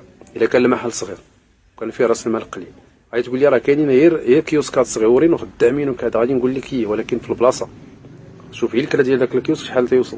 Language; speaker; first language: Arabic; native; Arabic